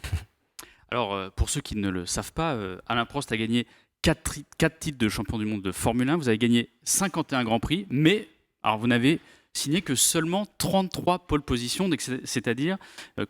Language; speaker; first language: French; native; French